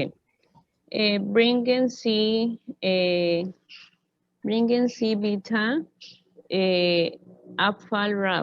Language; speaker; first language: German; non-native, learner; Spanish